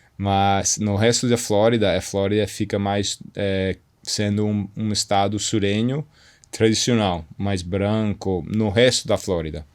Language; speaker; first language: Portuguese; non-native, fluent; English